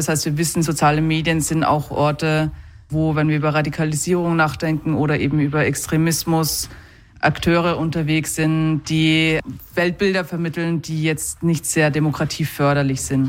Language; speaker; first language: German; native; German